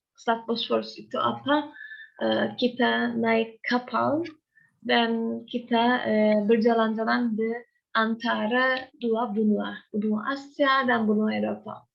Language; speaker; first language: Indonesian; non-native, learner; Turkish